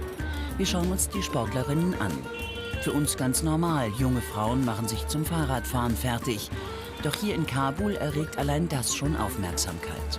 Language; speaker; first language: German; native; German